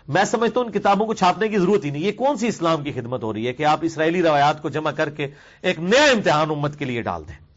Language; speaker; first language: Urdu; non-native, local second language; Punjabi